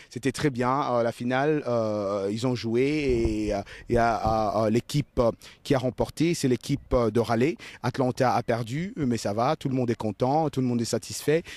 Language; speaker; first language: French; non-native, local second language; Lingala